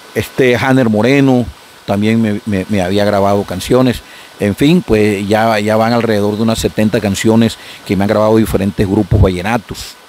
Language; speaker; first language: Spanish; native; Spanish